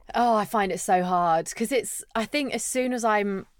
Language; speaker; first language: English; native; English